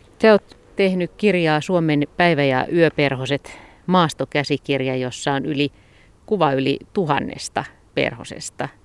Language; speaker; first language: Finnish; native; Finnish